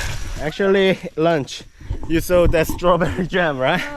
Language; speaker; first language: English; non-native, learner; Korean